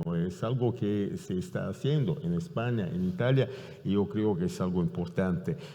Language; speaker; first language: Spanish; non-native, fluent; Italian